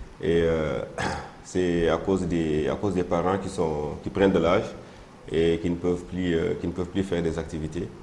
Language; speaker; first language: French; non-native, local second language; Soninke